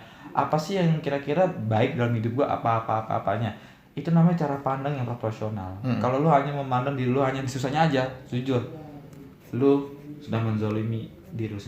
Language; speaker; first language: Indonesian; native; Indonesian